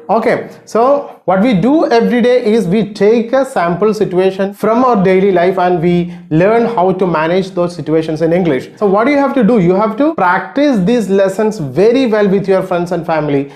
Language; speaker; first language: English; non-native, local second language; Malayalam